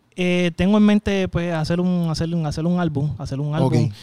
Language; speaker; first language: Spanish; native; Spanish